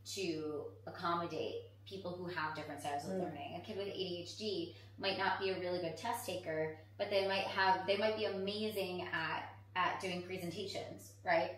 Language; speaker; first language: English; native; English